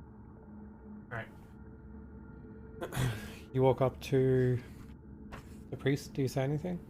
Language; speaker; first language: English; native; English